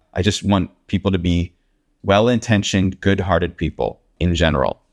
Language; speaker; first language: English; native; English